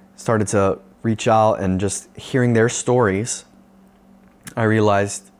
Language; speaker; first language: English; native; English